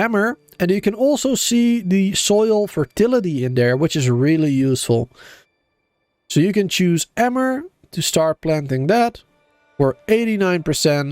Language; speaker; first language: English; native; English